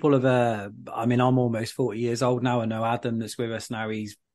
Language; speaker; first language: English; native; English